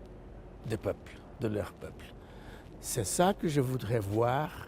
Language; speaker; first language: French; non-native, fluent; Portuguese